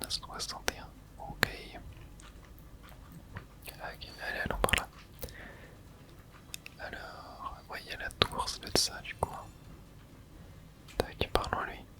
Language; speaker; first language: French; native; French